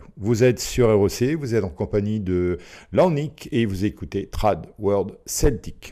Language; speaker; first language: French; native; French